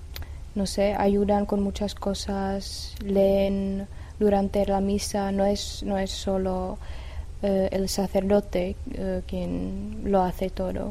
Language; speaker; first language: Spanish; non-native, fluent; Czech